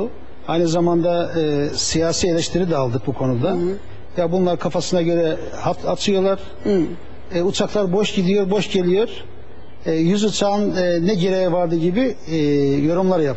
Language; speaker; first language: Turkish; native; Turkish